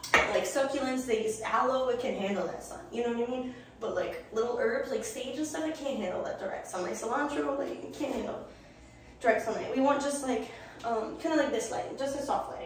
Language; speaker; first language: English; native; English